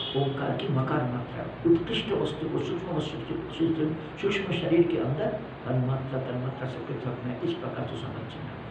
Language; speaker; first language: Hindi; non-native, local second language; Malayalam